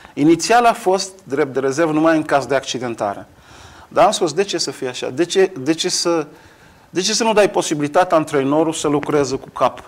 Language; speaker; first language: Romanian; non-native, fluent; Kabuverdianu